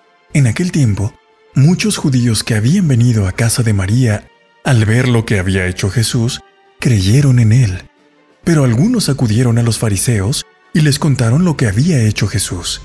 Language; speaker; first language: Spanish; native; Spanish